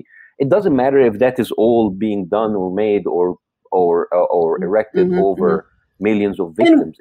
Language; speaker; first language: English; non-native, fluent; Arabic